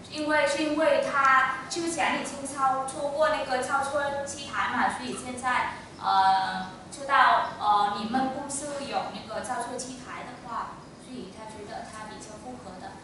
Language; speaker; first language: Chinese; non-native, fluent; Vietnamese